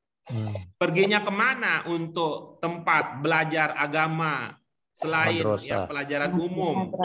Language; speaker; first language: Indonesian; native; Indonesian